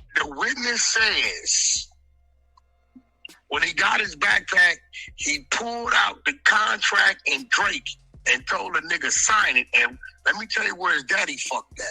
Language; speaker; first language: English; native; English